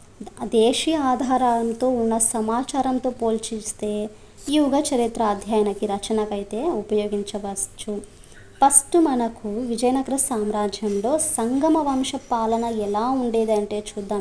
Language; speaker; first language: Telugu; native; Telugu